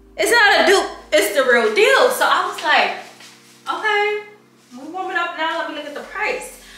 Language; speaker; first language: English; native; English